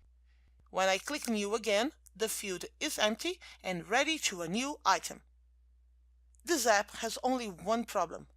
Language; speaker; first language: English; non-native, fluent; Portuguese